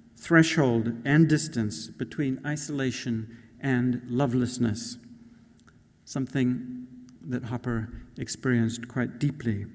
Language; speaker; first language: English; native; English